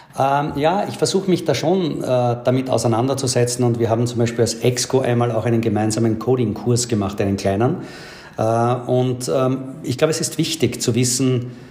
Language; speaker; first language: German; native; German